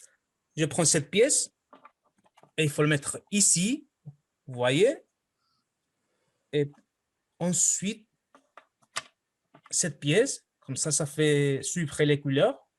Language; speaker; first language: French; non-native, fluent; Spanish